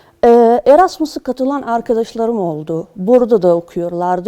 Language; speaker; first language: Turkish; non-native, fluent; Arabic